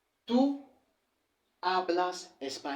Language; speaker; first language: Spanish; non-native, fluent; French